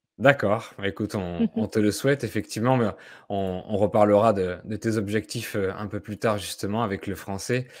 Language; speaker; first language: French; native; French